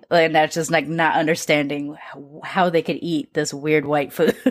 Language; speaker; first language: English; native; English